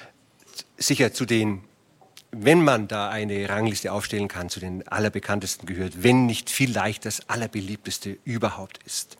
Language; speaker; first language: German; native; German